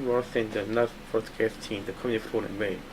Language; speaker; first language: English; non-native, learner; Korean